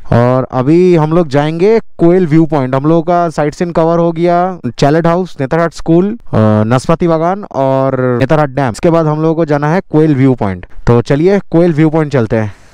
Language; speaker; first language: Hindi; non-native, local second language; Bangla